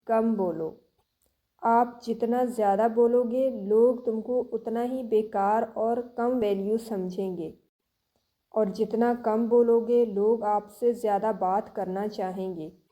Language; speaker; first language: Urdu; native; Urdu